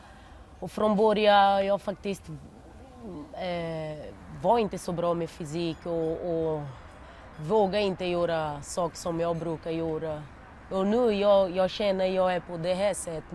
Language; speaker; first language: Swedish; non-native, learner; Portuguese